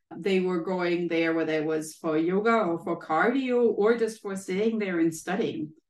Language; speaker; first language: English; non-native, fluent; German